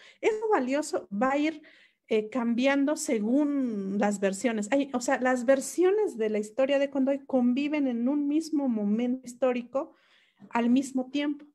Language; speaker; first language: Spanish; non-native, local second language; Mixtepec Mixtec